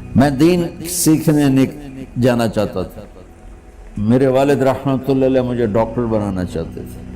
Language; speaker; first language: Urdu; non-native, local second language; Punjabi